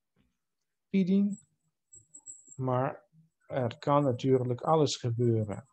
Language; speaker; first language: Dutch; non-native, fluent; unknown